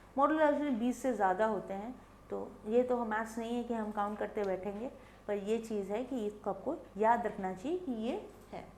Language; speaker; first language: Hindi; non-native, local second language; Bangla